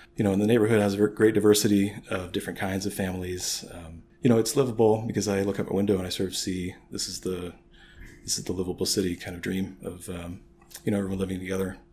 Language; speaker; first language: English; native; English